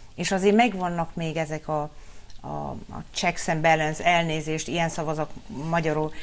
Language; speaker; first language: Hungarian; early bilingual, heritage; Hungarian